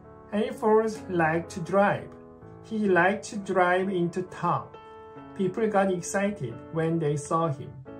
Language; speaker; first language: English; non-native, fluent; Korean